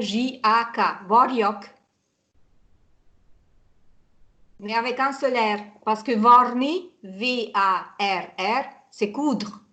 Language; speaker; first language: French; non-native, fluent; Hungarian